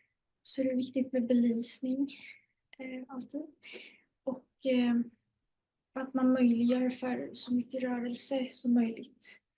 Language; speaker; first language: Swedish; native; Swedish